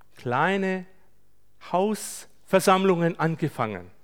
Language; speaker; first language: German; non-native, fluent; Turkish